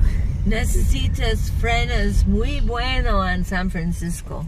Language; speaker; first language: Spanish; non-native, learner; English